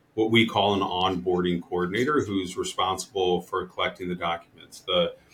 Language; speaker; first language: English; native; English